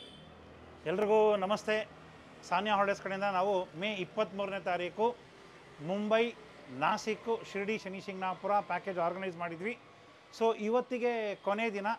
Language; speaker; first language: Kannada; native; Kannada